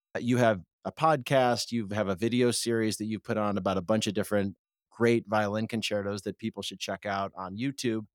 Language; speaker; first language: English; native; English